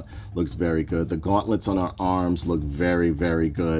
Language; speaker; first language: English; native; English